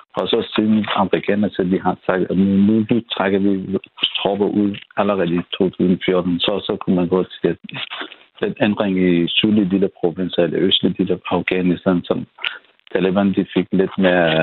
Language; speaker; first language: Danish; non-native, fluent; Persian